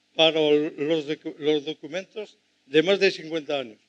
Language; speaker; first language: Spanish; non-native, fluent; French